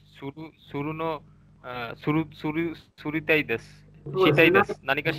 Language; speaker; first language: Japanese; non-native, learner; Bangla